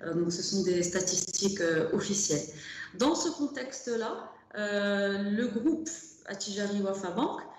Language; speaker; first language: French; non-native, local second language; Arabic